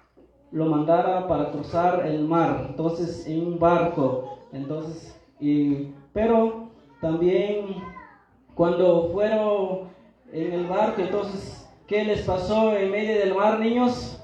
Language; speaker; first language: Spanish; non-native, local second language; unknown